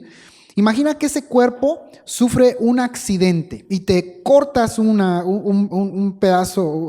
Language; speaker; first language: Spanish; native; Spanish